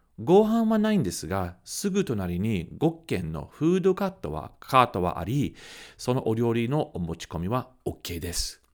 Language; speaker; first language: Japanese; non-native, fluent; English